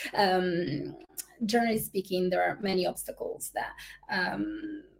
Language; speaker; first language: English; non-native, fluent; Italian